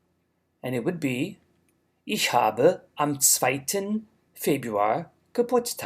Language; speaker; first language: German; non-native, fluent; English